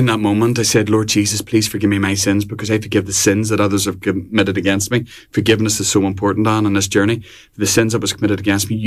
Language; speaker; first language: English; native; English